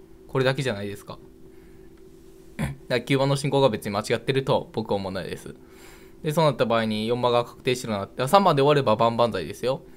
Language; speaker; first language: Japanese; native; Japanese